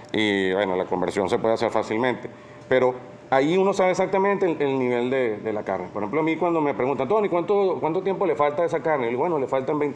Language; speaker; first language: Spanish; native; Spanish